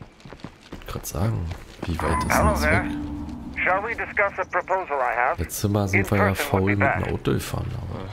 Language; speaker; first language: German; native; German